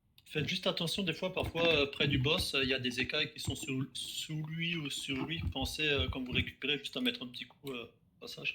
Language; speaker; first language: French; native; French